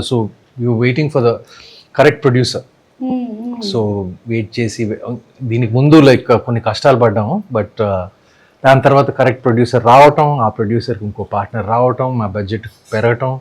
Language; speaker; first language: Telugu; native; Telugu